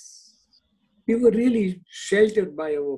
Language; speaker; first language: English; non-native, local second language; Gujarati